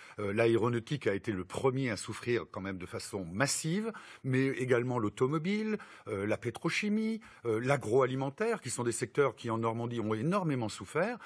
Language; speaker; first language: French; native; French